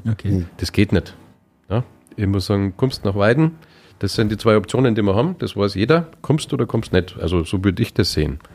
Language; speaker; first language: German; native; German